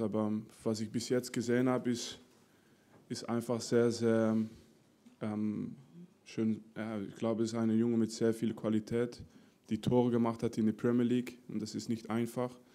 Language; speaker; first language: German; non-native, fluent; French